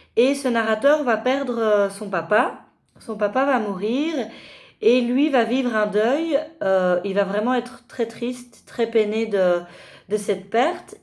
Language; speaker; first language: French; native; French